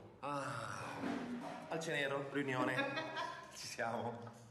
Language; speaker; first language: Italian; native; Italian